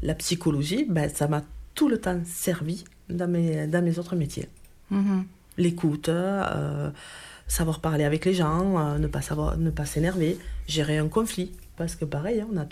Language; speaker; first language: French; native; French